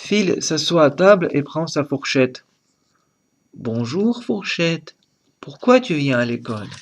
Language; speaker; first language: French; non-native, learner; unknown